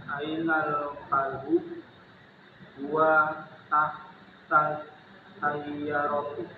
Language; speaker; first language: Arabic; non-native, learner; Indonesian